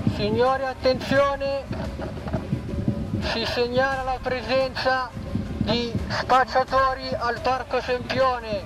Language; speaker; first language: Italian; native; Italian